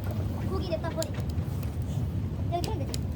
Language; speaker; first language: Korean; native; Korean